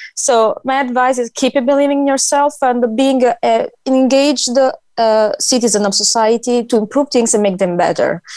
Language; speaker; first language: English; non-native, fluent; Italian